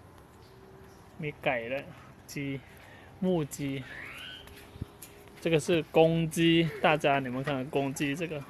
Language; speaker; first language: Chinese; non-native, learner; Thai